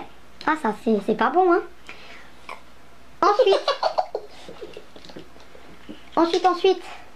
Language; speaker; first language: French; native; French